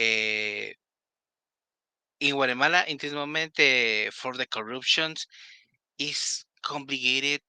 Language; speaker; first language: English; non-native, learner; Spanish